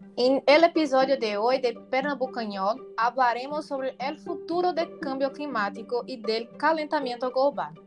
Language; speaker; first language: Spanish; non-native, learner; Portuguese